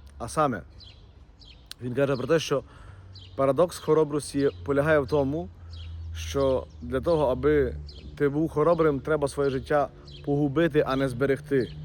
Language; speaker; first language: Ukrainian; native; Ukrainian